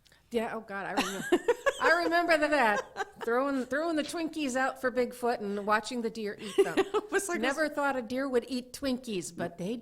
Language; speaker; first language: English; native; English